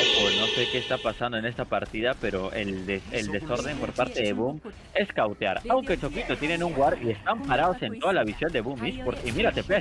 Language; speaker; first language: Spanish; native; Spanish